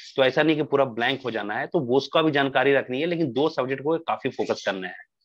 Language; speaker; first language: Hindi; native; Hindi